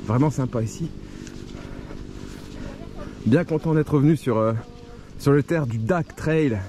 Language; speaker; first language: French; native; French